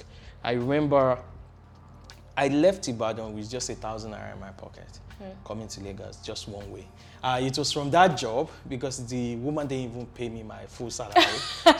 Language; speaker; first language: English; non-native, local second language; Yoruba